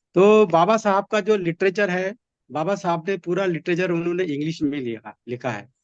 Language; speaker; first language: Hindi; non-native, local second language; Marathi